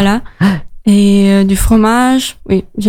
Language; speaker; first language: French; non-native, learner; Russian